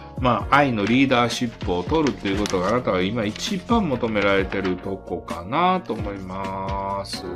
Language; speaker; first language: Japanese; native; Japanese